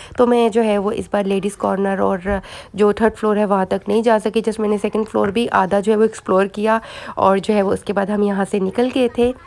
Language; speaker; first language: Urdu; native; Urdu